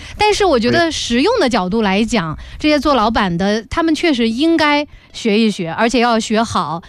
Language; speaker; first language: Chinese; native; Chinese